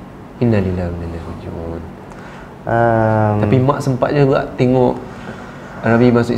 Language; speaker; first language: Malay; native; Malay